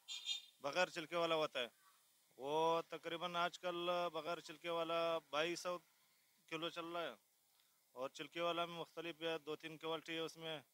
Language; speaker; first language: Hindi; non-native, local second language; Pashto